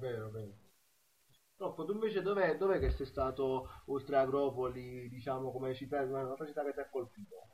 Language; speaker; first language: Italian; native; Italian